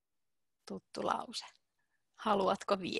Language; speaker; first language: Finnish; native; Finnish